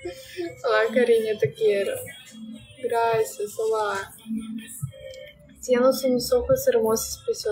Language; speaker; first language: Spanish; non-native, learner; Russian